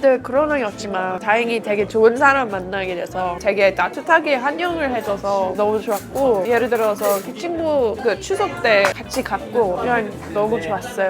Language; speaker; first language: Korean; non-native, fluent; English